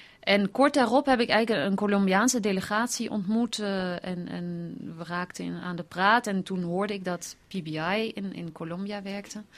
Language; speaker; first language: Dutch; native; Dutch